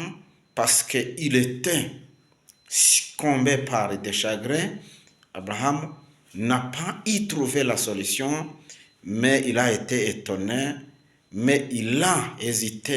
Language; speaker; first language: French; non-native, local second language; Kinyarwanda